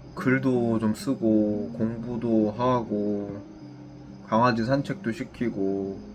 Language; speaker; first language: Korean; native; Korean